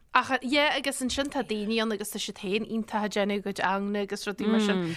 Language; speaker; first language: Irish; native; Irish